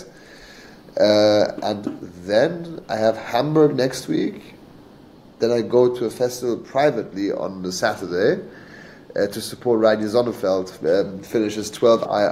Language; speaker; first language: English; native; English